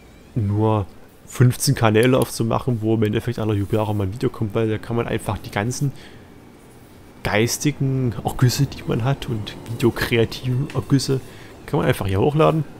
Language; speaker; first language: German; native; German